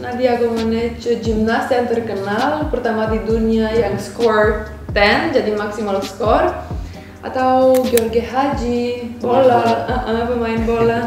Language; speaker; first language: Indonesian; non-native, fluent; Romanian